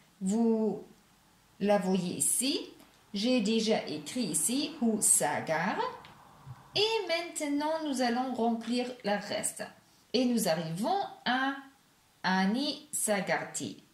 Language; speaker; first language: French; non-native, fluent; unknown